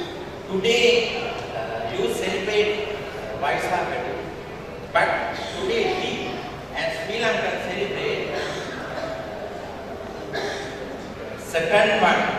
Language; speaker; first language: English; non-native, learner; Sinhala